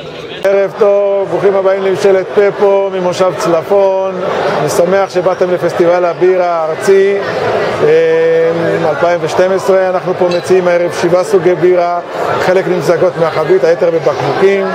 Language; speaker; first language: Hebrew; native; Hebrew